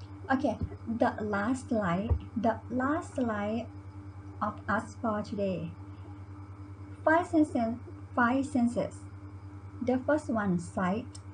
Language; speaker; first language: English; non-native, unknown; Thai